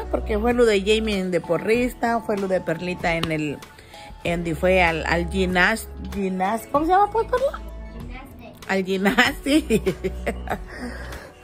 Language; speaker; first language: Spanish; native; Spanish